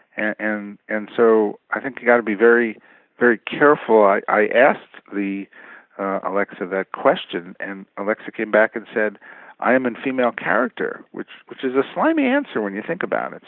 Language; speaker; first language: English; native; English